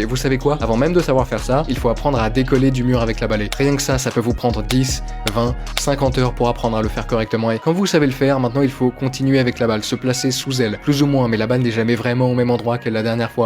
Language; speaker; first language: French; native; French